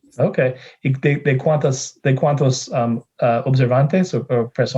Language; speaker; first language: Spanish; non-native, fluent; English